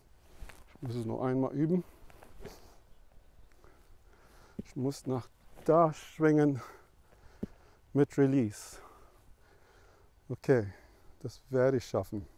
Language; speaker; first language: German; non-native, fluent; English